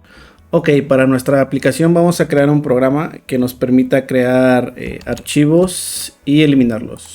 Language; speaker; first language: Spanish; native; Spanish